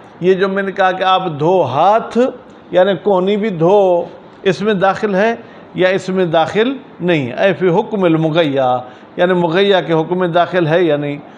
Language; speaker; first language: Urdu; non-native, local second language; Sindhi